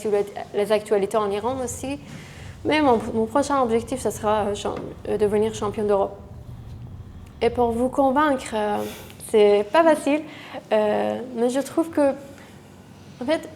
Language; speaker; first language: French; non-native, fluent; Persian